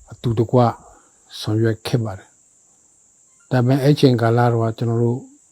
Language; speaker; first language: Burmese; non-native, local second language; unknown